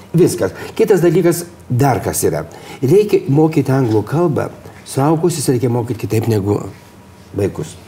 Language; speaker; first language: Lithuanian; native; Lithuanian